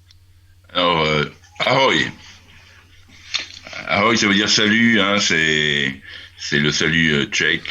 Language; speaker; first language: French; non-native, fluent; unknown